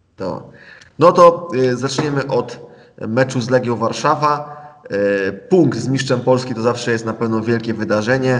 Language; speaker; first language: Polish; native; Polish